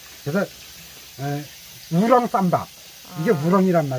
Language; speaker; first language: Korean; native; Korean